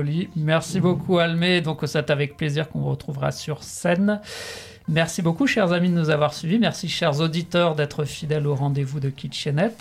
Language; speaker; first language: French; native; French